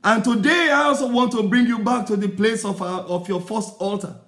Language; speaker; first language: English; non-native, local second language; Yoruba